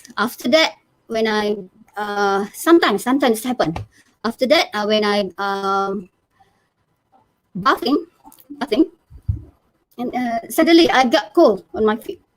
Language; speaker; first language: English; non-native, learner; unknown